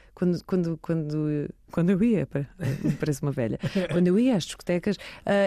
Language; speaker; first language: Portuguese; early bilingual, heritage; Portuguese